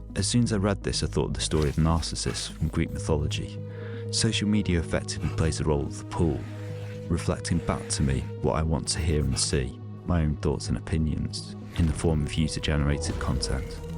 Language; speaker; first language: English; native; English